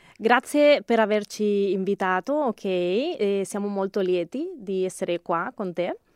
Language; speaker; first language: Italian; non-native, fluent; Spanish